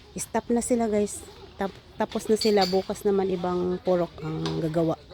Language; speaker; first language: Filipino; non-native, local second language; Cebuano